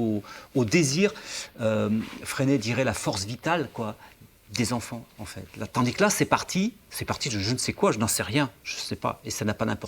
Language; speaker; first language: French; native; French